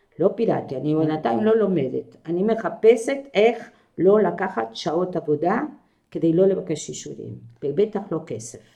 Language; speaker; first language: Hebrew; non-native, fluent; Spanish